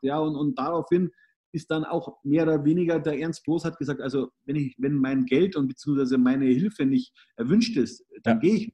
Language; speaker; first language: German; native; German